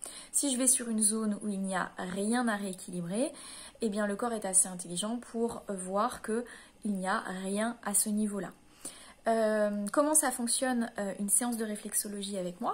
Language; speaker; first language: French; native; French